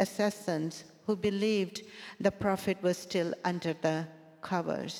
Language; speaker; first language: English; non-native, local second language; Punjabi